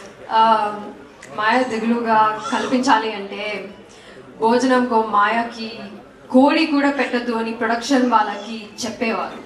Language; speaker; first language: Telugu; non-native, learner; Malayalam